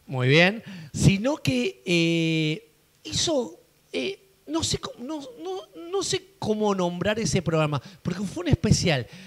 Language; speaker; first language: Spanish; native; Spanish